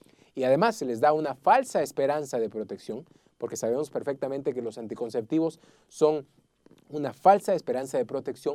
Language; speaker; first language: Spanish; native; Spanish